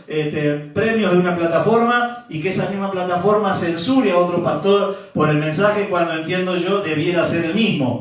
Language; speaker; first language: Spanish; native; Spanish